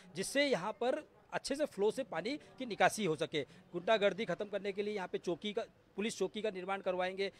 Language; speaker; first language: Hindi; native; Hindi